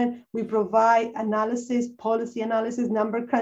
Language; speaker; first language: English; non-native, fluent; Spanish